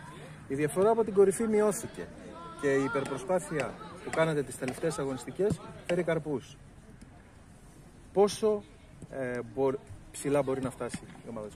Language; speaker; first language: Greek; native; Greek